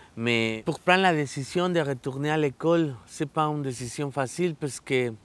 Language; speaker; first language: French; non-native, fluent; Spanish